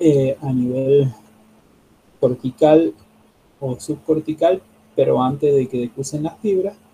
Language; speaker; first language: Spanish; native; Spanish